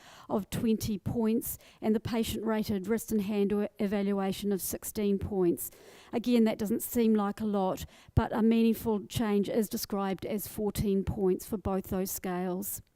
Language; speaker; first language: English; native; English